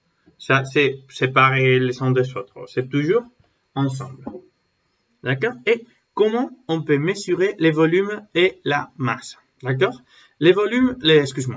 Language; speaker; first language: French; non-native, learner; Spanish